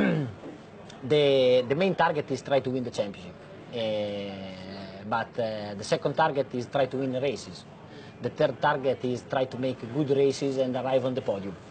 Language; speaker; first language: English; non-native, learner; Italian